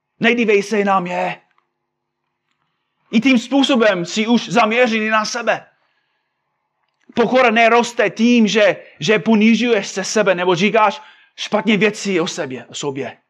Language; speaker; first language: Czech; non-native, fluent; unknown